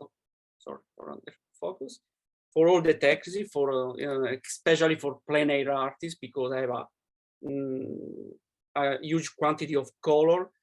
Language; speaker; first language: English; non-native, learner; Italian